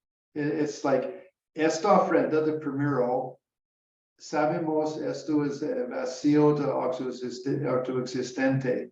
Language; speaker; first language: Spanish; non-native, learner; English